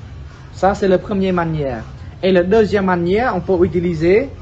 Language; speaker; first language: French; non-native, fluent; Khmer